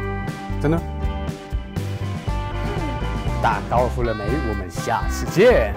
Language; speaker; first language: Chinese; native; Chinese